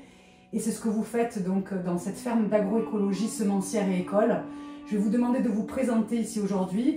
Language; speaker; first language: French; native; French